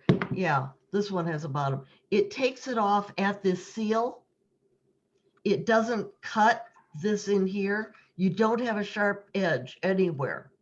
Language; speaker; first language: English; native; English